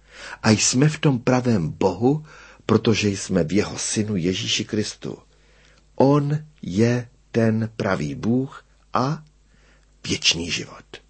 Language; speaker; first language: Czech; native; Czech